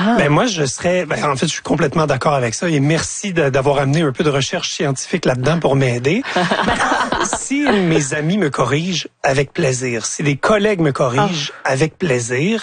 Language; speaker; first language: French; native; French